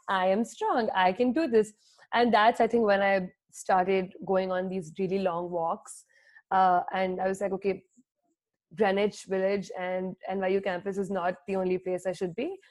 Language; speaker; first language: English; non-native, local second language; Hindi